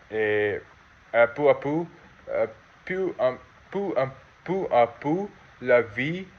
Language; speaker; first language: French; non-native, learner; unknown